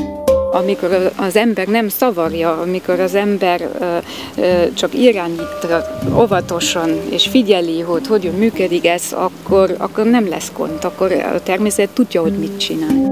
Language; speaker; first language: Hungarian; non-native, fluent; German